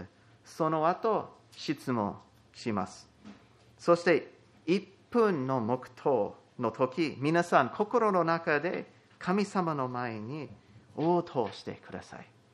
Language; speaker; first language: Japanese; non-native, fluent; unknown